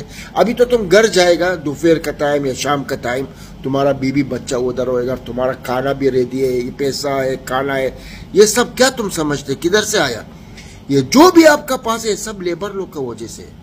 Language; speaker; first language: Hindi; non-native, fluent; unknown